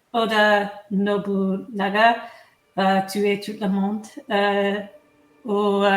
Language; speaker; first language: French; non-native, fluent; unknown